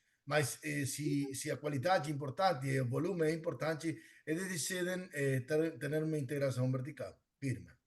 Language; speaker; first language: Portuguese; non-native, learner; Spanish